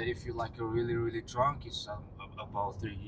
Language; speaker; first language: English; non-native, fluent; Chinese